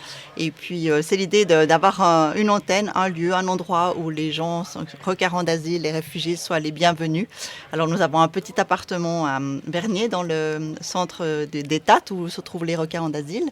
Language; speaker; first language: French; native; French